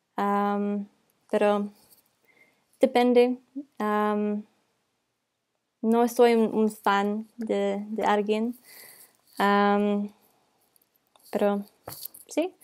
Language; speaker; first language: Spanish; non-native, learner; English